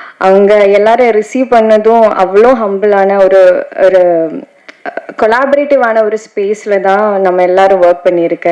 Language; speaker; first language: Tamil; non-native, learner; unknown